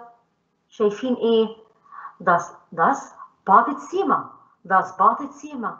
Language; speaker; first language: German; non-native, learner; Arabic